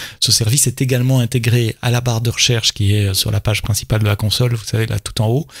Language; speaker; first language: French; native; French